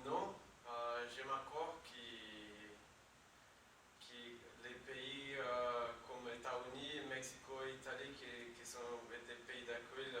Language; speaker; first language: French; non-native, learner; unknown